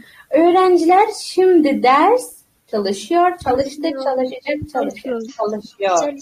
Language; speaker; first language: Turkish; non-native, fluent; Uzbek